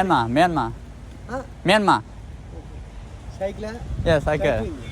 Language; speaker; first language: English; non-native, learner; Burmese